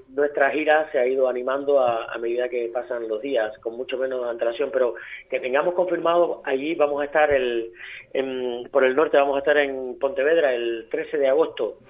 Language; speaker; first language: Spanish; native; Spanish